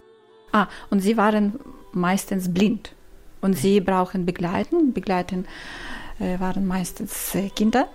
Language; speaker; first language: German; non-native, learner; Ukrainian